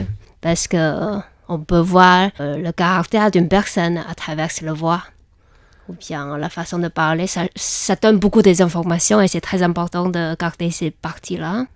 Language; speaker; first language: French; non-native, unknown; Chinese